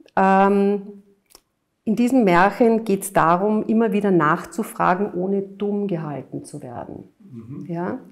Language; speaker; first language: German; native; German